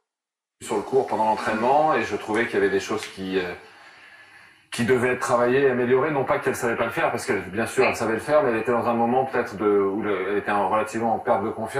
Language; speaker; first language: French; native; French